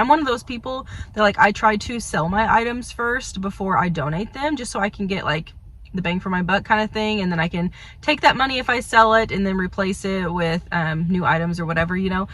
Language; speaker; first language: English; native; English